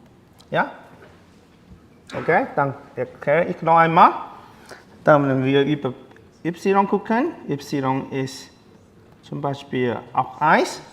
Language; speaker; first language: German; non-native, learner; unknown